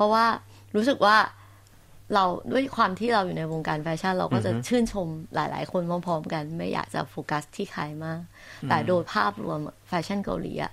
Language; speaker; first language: Thai; native; Thai